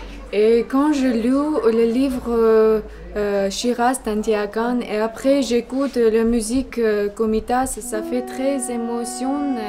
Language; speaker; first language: French; non-native, learner; Armenian